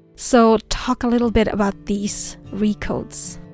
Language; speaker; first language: English; non-native, fluent; Swedish